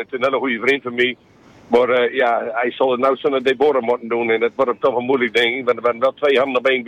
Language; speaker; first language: Dutch; native; Dutch